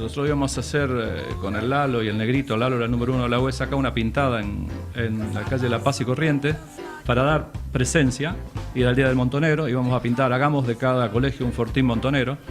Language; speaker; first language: Spanish; native; Spanish